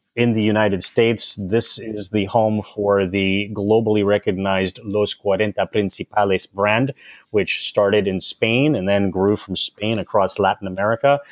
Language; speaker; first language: English; native; English